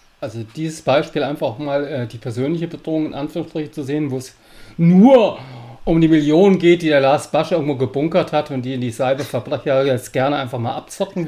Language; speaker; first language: German; native; German